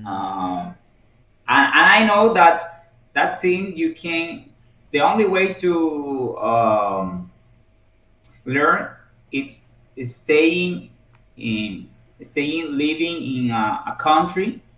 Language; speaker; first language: English; non-native, learner; Spanish